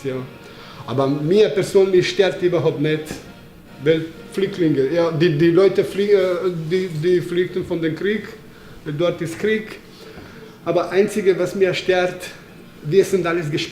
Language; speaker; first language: German; non-native, fluent; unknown